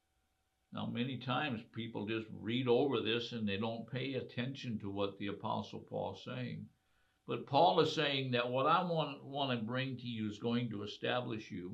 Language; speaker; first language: English; native; English